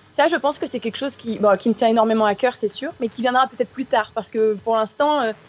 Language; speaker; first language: French; native; French